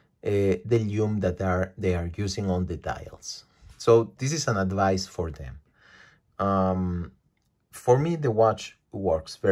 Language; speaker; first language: English; non-native, fluent; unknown